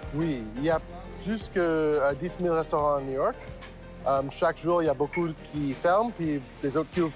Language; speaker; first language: French; non-native, local second language; English